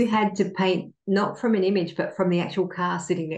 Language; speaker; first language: English; native; English